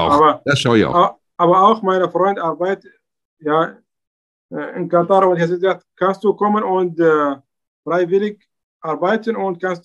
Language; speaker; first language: German; non-native, learner; Arabic